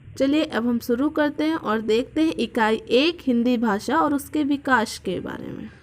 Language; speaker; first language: Hindi; native; Hindi